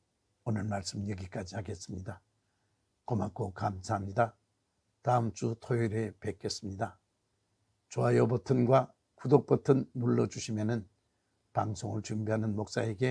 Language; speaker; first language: Korean; native; Korean